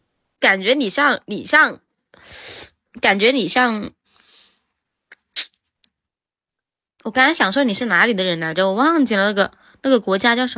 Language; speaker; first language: Chinese; non-native, fluent; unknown